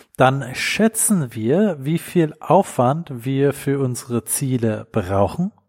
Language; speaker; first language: German; native; German